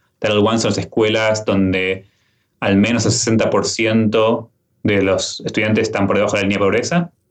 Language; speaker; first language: Spanish; native; Spanish